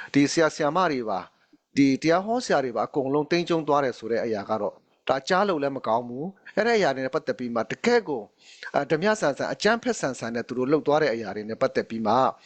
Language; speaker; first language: Burmese; non-native, local second language; Hakha Chin